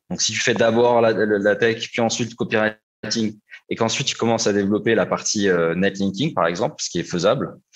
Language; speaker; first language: French; native; French